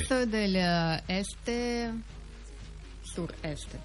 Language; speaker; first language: Spanish; non-native, fluent; Russian